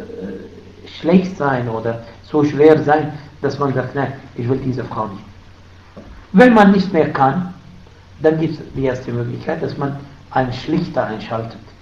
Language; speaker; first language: German; non-native, fluent; Arabic